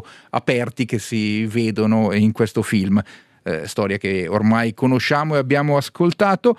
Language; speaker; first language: Italian; native; Italian